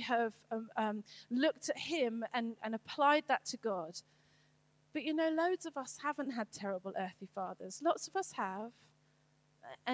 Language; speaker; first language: English; native; English